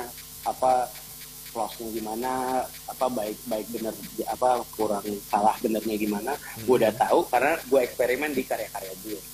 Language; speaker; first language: Indonesian; native; Indonesian